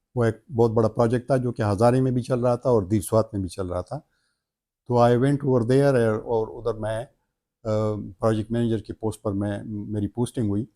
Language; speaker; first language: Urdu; non-native, local second language; Pashto